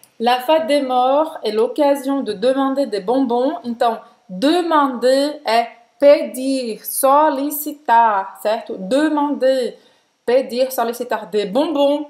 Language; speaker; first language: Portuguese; native; Portuguese